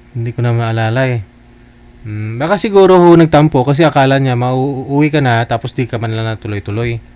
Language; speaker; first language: Filipino; native; Filipino